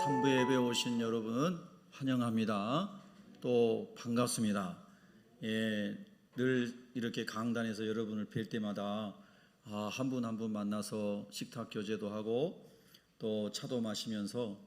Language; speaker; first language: Korean; native; Korean